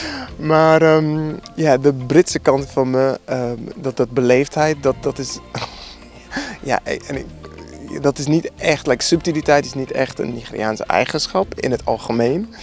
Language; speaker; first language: Dutch; non-native, fluent; English